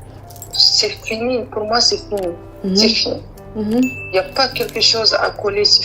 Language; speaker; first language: French; non-native, learner; Arabic